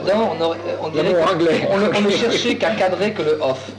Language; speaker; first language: French; native; French